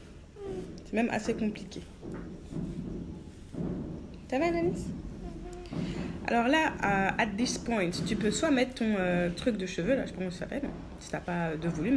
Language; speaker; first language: French; native; French